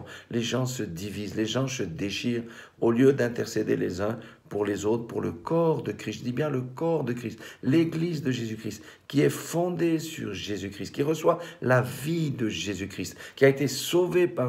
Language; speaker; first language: French; native; French